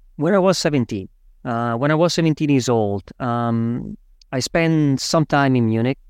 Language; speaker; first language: English; non-native, fluent; Italian